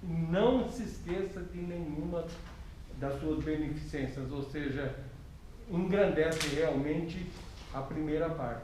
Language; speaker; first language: Portuguese; native; Portuguese